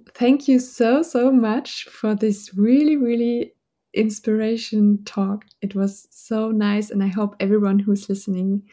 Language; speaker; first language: English; non-native, fluent; German